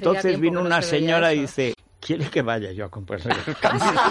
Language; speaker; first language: Spanish; native; Spanish